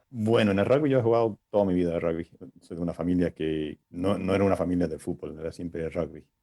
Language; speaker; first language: Spanish; non-native, fluent; English